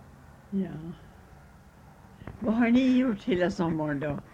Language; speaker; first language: Swedish; early bilingual, heritage; Swedish